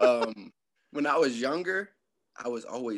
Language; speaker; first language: English; native; English